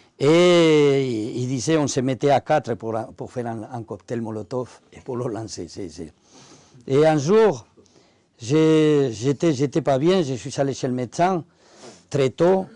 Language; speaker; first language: French; non-native, fluent; Spanish